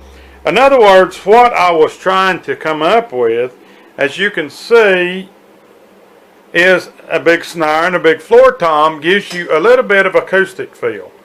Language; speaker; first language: English; native; English